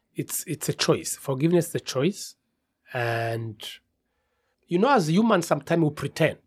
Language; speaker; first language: English; non-native, local second language; Kinyarwanda